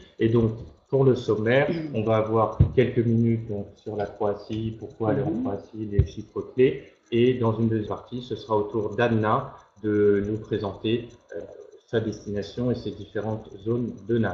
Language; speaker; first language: French; native; French